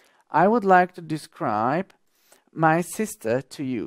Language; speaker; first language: English; non-native, fluent; Slovak